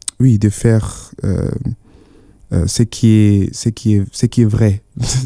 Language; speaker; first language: French; non-native, fluent; Yoruba